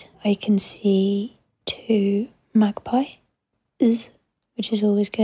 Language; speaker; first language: English; native; English